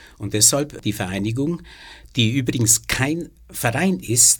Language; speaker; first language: German; native; German